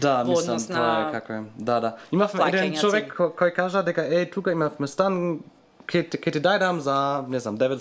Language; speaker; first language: Macedonian; non-native, learner; German